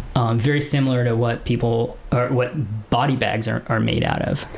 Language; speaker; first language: English; early bilingual, other home language; Filipino